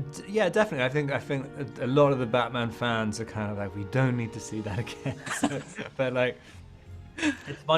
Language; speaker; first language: English; native; English